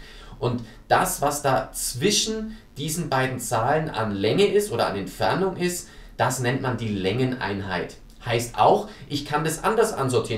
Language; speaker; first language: German; native; German